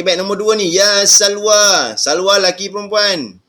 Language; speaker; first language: Malay; native; Malay